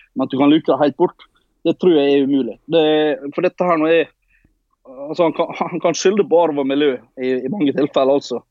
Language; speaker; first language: Norwegian; native; Norwegian